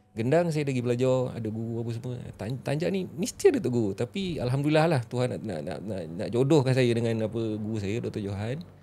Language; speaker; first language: Malay; native; Malay